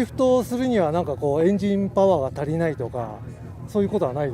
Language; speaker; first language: Japanese; native; Japanese